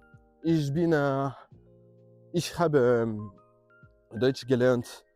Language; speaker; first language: German; non-native, learner; French